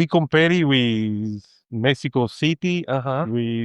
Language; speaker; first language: English; non-native, fluent; Spanish